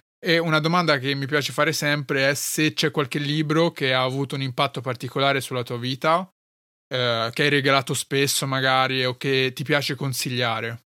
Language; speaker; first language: Italian; early bilingual, other home language; Arabic